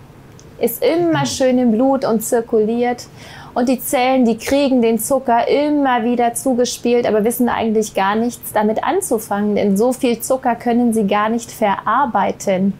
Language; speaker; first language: German; native; German